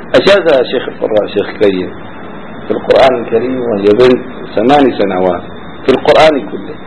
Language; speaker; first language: Arabic; native; Arabic